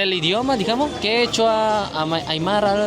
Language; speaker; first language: Spanish; non-native, fluent; Indonesian